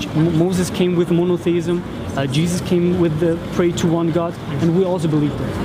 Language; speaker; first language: English; non-native, fluent; German